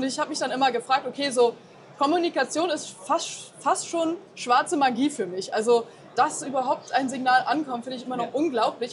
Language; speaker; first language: German; native; German